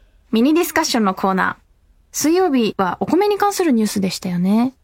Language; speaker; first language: Japanese; native; Japanese